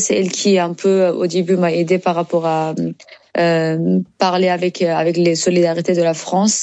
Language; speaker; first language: French; non-native, learner; Persian